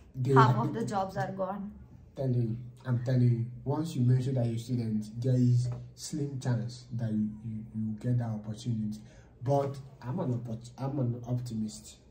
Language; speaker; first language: English; non-native, local second language; Igbo